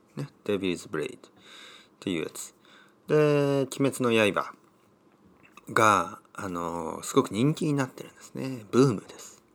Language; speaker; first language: Japanese; native; Japanese